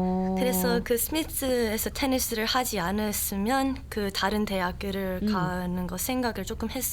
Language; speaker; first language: Korean; early bilingual, heritage; Korean